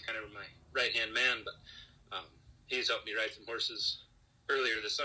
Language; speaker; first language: English; native; English